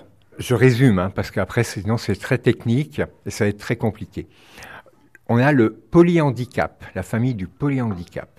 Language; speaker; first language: French; native; French